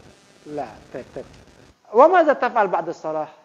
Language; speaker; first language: Arabic; non-native, fluent; Indonesian